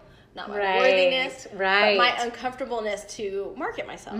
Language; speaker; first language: English; native; English